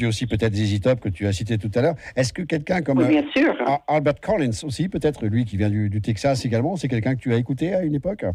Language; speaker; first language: French; native; French